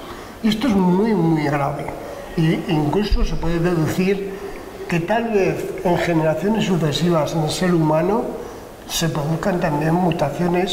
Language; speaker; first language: Spanish; native; Spanish